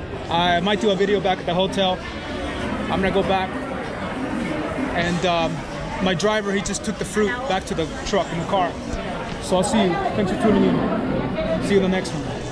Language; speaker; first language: English; early bilingual, other home language; Spanish